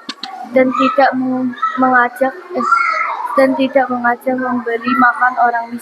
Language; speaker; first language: Indonesian; native; Indonesian